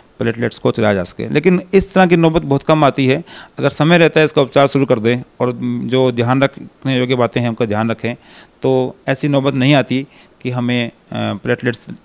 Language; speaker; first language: Hindi; native; Hindi